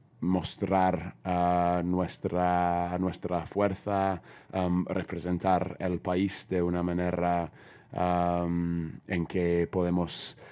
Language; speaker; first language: Spanish; non-native, fluent; English